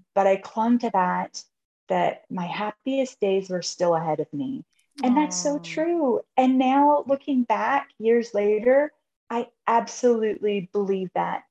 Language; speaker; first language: English; native; English